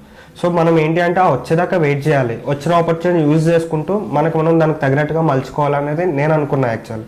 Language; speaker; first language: Telugu; native; Telugu